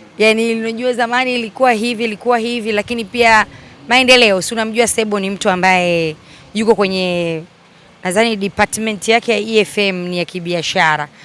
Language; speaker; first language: Swahili; native; Swahili